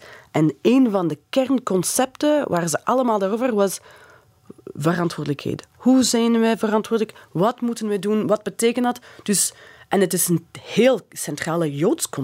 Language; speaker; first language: Dutch; non-native, fluent; English